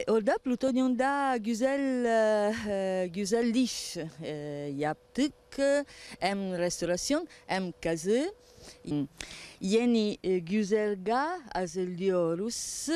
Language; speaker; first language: Turkish; non-native, learner; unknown